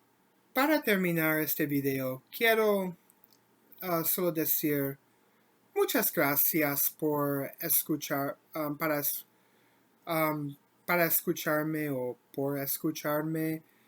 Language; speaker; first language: Spanish; non-native, learner; English